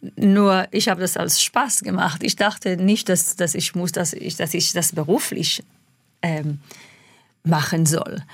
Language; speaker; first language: German; non-native, fluent; Hebrew